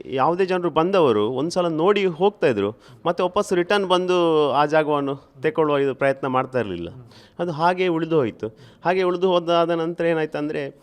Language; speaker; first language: Kannada; native; Kannada